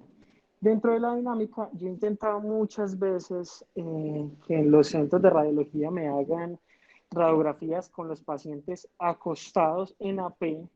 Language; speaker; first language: Spanish; native; Spanish